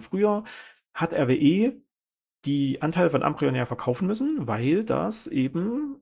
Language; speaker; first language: German; native; German